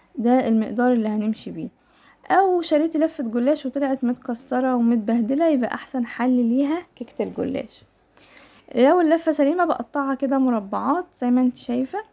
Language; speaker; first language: Arabic; native; Arabic